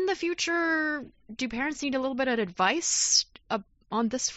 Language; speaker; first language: English; non-native, fluent; Chinese